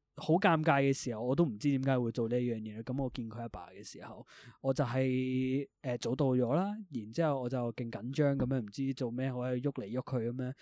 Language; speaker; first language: Cantonese; early bilingual, other home language; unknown